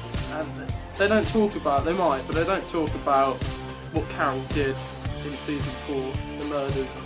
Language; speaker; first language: English; native; English